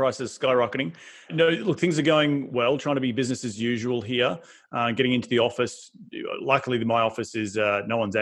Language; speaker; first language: English; native; English